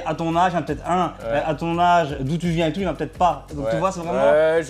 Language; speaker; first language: French; native; French